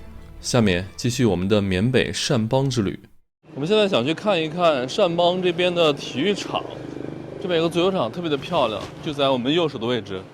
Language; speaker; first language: Chinese; native; Chinese